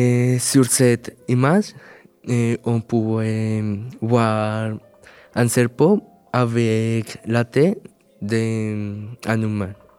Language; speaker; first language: French; non-native, learner; Spanish